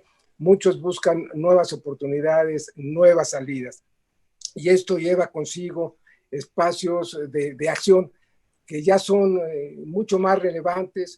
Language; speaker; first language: Spanish; native; Spanish